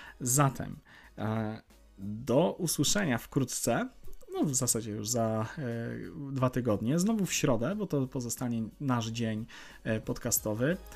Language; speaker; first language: Polish; native; Polish